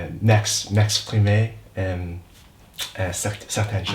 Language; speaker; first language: French; non-native, learner; English